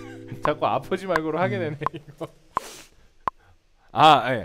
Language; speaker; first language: Korean; native; Korean